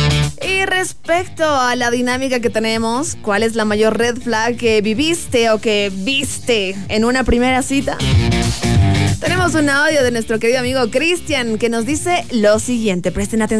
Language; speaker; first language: Spanish; native; Spanish